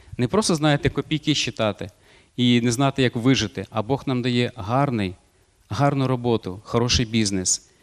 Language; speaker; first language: Ukrainian; non-native, local second language; Russian